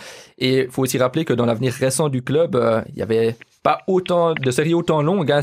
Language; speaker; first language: French; native; French